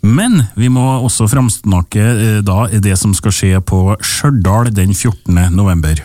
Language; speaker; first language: Norwegian; native; Norwegian